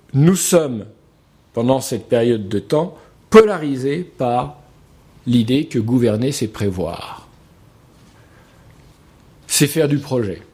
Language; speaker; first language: French; native; French